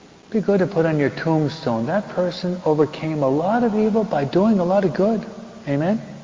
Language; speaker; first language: English; native; English